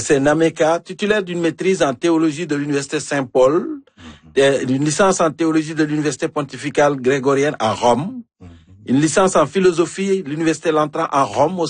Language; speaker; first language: French; native; French